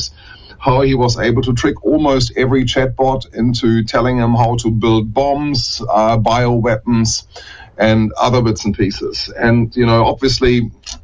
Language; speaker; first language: English; non-native, fluent; German